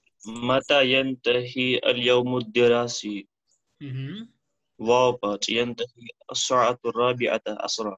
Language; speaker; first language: Arabic; non-native, learner; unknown